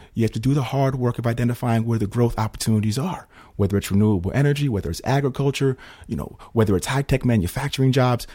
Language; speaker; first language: English; native; English